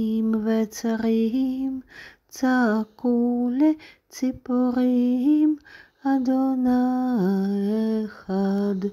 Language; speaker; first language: Hebrew; non-native, learner; Russian